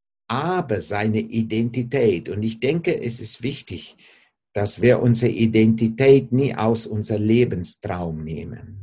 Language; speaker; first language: German; non-native, fluent; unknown